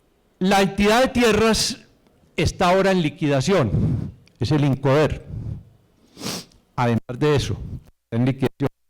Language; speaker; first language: Spanish; native; Spanish